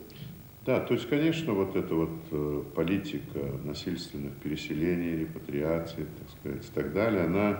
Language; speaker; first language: Russian; native; Russian